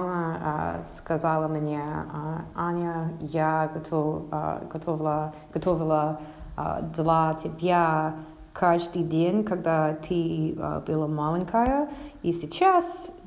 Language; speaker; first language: Russian; non-native, learner; English